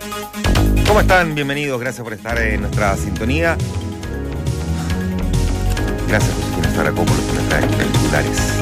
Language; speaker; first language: Spanish; native; Spanish